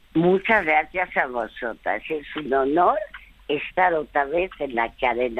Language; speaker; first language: Spanish; early bilingual, other home language; French